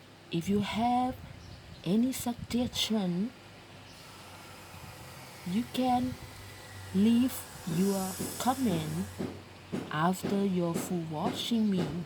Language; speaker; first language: English; non-native, learner; Thai